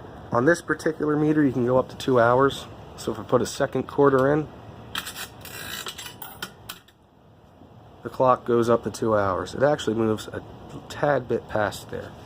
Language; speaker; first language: English; native; English